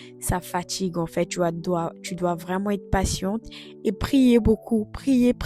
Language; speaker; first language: French; non-native, local second language; Lingala